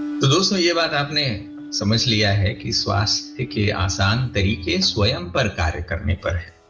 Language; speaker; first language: Hindi; native; Hindi